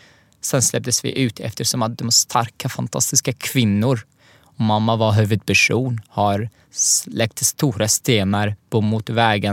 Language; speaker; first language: Swedish; non-native, fluent; Arabic